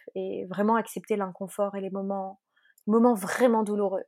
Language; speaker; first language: French; native; French